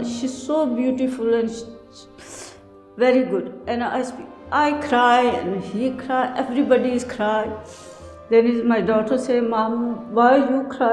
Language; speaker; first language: English; non-native, learner; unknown